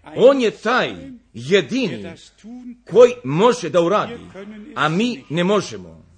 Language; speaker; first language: Croatian; early bilingual, heritage; Croatian